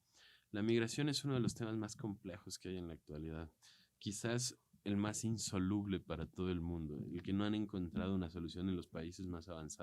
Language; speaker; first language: Spanish; native; Spanish